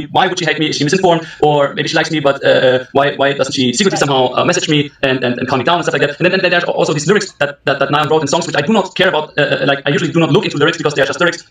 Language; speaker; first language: English; early bilingual, other home language; German